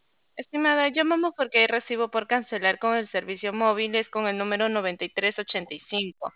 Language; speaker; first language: Spanish; native; Spanish